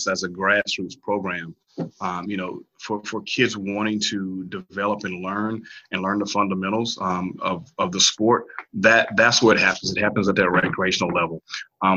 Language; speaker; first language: English; native; English